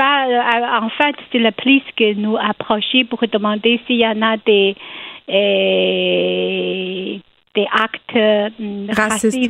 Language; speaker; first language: French; non-native, learner; Chinese